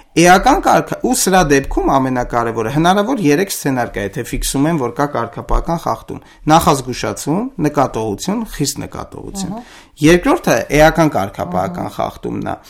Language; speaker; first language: Armenian; native; Armenian